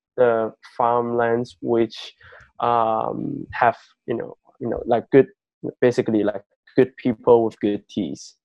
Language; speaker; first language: English; non-native, fluent; Chinese